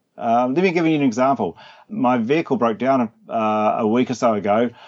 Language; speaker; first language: English; native; English